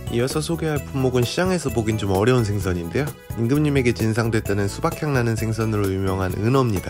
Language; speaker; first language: Korean; native; Korean